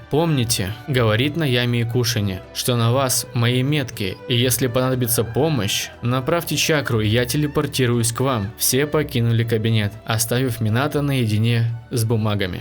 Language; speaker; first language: Russian; native; Russian